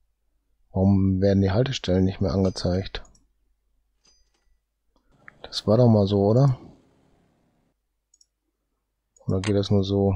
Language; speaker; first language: German; native; German